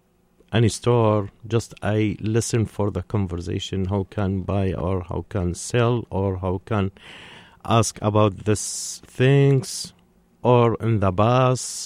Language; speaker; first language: English; non-native, learner; Arabic